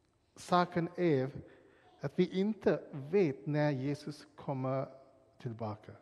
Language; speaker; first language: Swedish; non-native, fluent; English